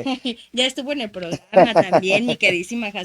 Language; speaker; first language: Spanish; native; Spanish